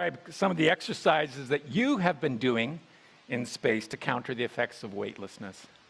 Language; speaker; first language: English; native; English